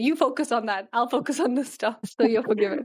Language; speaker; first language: English; early bilingual, other home language; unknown